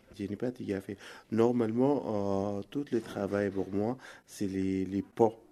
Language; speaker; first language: French; non-native, learner; Arabic